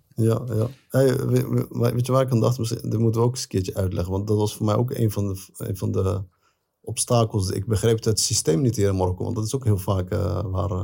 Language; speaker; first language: Dutch; early bilingual, other home language; Arabic